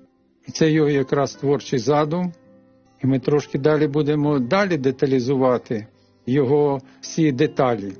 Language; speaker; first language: Ukrainian; native; Ukrainian